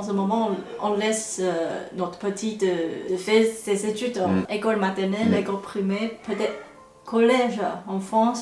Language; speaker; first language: French; non-native, fluent; Chinese